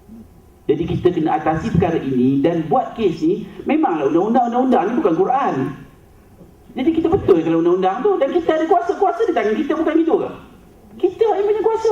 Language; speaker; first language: Malay; native; Malay